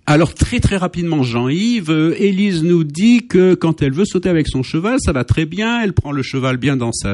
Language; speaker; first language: French; native; French